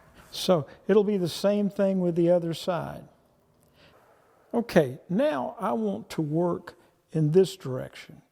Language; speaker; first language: English; native; English